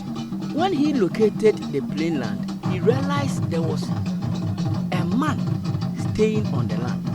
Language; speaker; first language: English; non-native, local second language; Akan